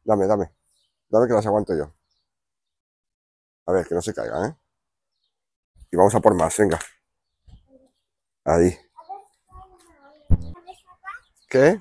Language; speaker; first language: Spanish; native; Spanish